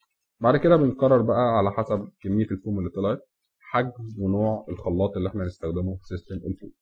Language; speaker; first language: Arabic; native; Arabic